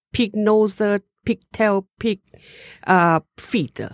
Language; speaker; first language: English; non-native, learner; Hmong